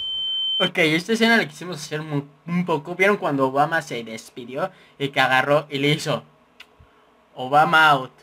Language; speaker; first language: Spanish; native; Spanish